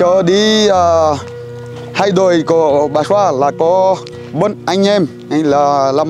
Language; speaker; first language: Vietnamese; non-native, learner; Portuguese